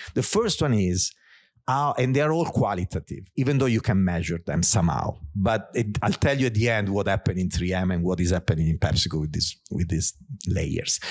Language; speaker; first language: English; non-native, fluent; Italian